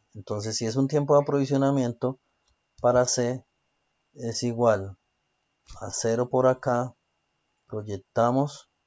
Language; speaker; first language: Spanish; native; Spanish